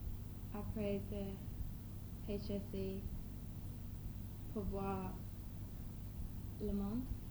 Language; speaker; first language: French; non-native, learner; English